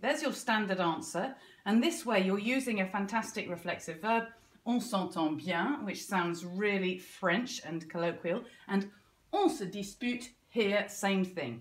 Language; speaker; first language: English; native; English